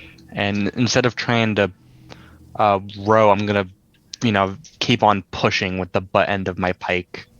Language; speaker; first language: English; native; English